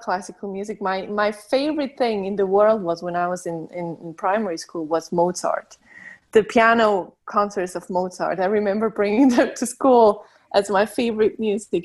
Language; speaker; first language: English; non-native, fluent; Swiss German